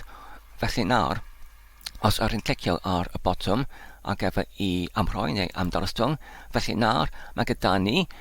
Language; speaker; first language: Welsh; non-native, learner; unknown